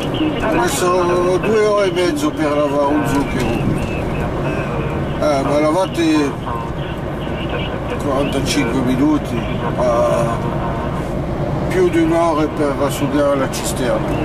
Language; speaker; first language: Italian; non-native, fluent; French